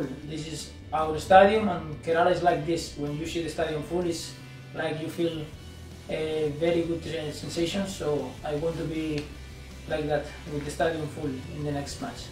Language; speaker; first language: English; non-native, learner; Spanish